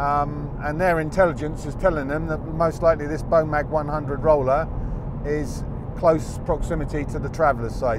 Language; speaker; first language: English; native; English